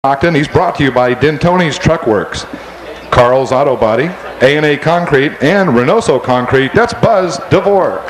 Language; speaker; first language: English; native; English